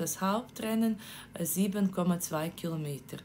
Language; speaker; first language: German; non-native, fluent; Ukrainian